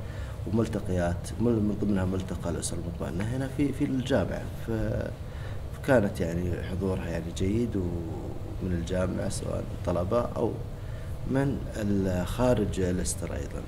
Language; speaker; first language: Arabic; native; Arabic